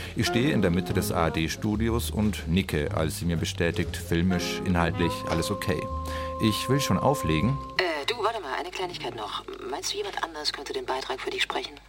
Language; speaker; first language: German; native; German